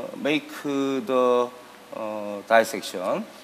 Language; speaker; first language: English; non-native, learner; Korean